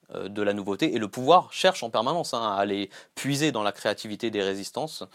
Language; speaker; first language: French; native; French